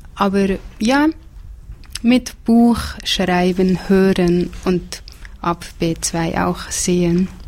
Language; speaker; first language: German; native; German